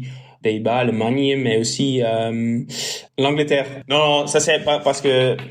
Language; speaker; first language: French; non-native, local second language; Dutch